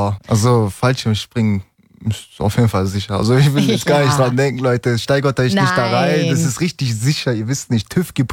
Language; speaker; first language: German; early bilingual, other home language; Turkish